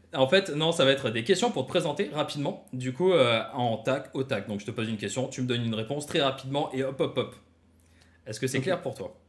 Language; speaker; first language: French; native; French